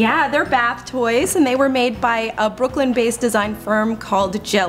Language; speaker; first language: English; native; English